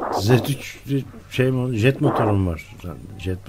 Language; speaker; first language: Turkish; native; Turkish